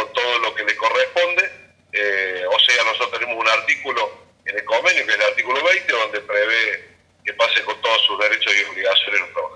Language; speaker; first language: Spanish; native; Spanish